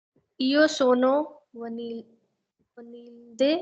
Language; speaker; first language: Italian; non-native, learner; Urdu